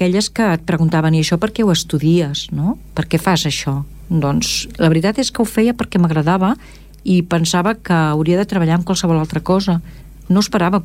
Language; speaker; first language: Catalan; native; Catalan